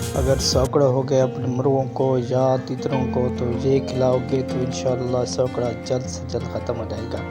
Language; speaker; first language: Urdu; non-native, local second language; Punjabi